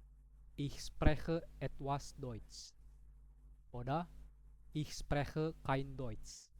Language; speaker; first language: German; non-native, fluent; Indonesian